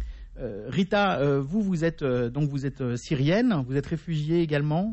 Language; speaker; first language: French; native; French